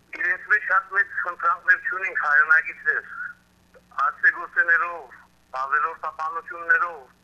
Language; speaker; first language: Armenian; early bilingual, heritage; Armenian